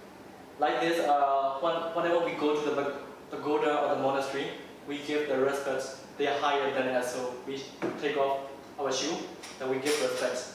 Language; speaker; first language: English; non-native, learner; Burmese